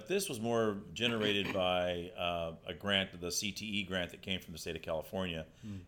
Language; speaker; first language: English; native; English